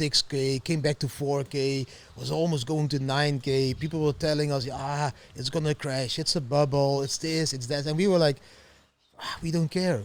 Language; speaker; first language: English; non-native, fluent; Dutch